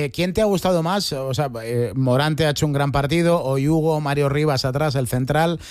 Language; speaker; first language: Spanish; native; Spanish